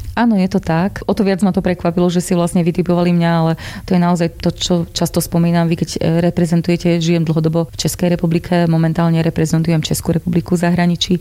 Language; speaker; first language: Slovak; native; Slovak